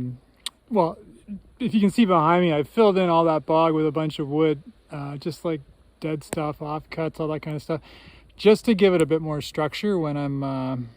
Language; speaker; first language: English; native; English